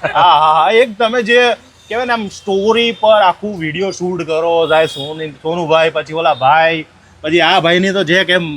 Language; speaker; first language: Gujarati; native; Gujarati